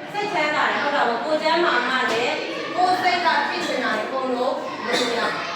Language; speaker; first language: Burmese; native; Burmese